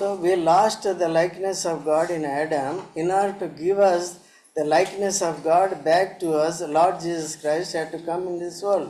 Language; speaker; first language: English; non-native, local second language; Telugu